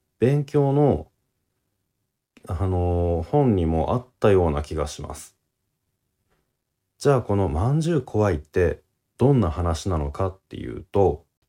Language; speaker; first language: Japanese; native; Japanese